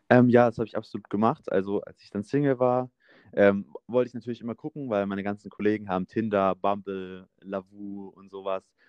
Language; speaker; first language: German; native; German